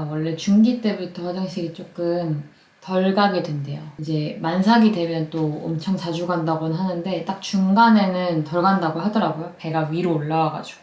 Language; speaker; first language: Korean; native; Korean